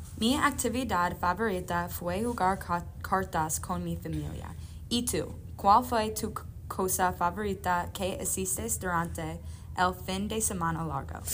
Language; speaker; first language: Spanish; non-native, learner; English